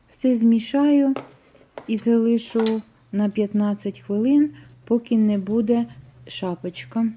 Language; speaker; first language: Ukrainian; native; Ukrainian